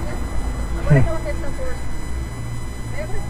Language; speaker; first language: Portuguese; native; Portuguese